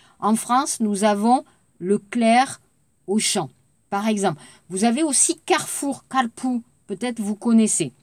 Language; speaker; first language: French; native; French